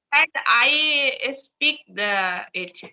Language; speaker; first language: English; non-native, learner; Hindi